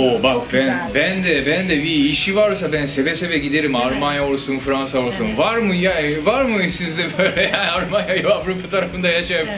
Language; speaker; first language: Turkish; non-native, fluent; Japanese